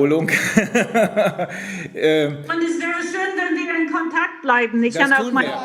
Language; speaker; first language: German; non-native, fluent; English